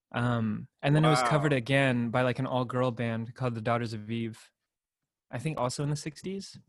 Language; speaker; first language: English; native; English